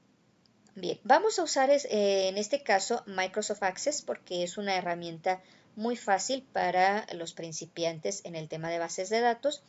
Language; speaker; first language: Spanish; native; Spanish